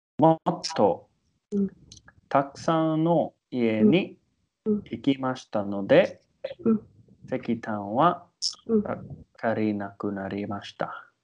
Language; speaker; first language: Japanese; non-native, learner; English